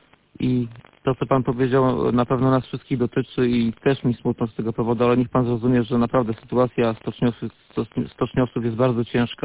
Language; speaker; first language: Polish; native; Polish